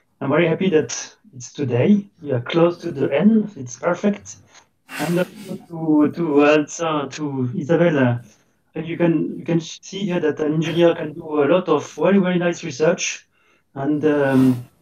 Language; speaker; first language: English; non-native, fluent; French